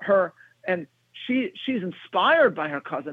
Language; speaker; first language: English; native; English